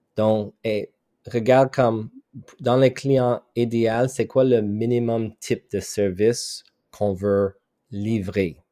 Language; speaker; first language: French; non-native, local second language; English